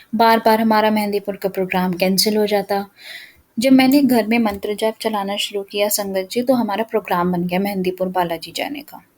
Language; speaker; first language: Hindi; native; Hindi